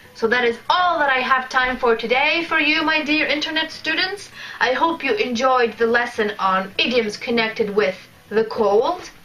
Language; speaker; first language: English; non-native, fluent; Polish